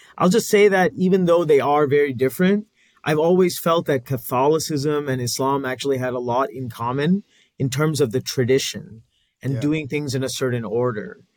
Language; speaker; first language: English; native; English